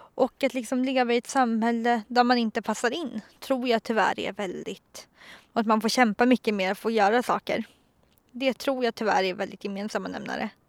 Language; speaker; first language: Swedish; native; Swedish